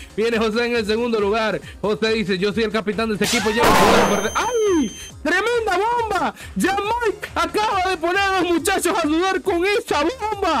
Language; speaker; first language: Spanish; native; Spanish